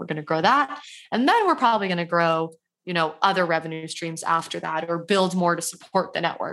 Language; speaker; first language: English; native; English